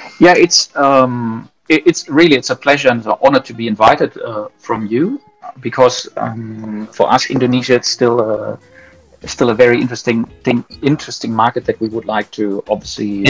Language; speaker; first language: English; non-native, fluent; German